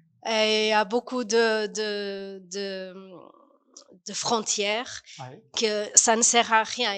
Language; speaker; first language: French; non-native, fluent; Portuguese